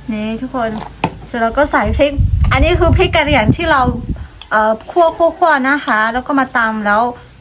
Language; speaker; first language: Thai; non-native, local second language; Karen languages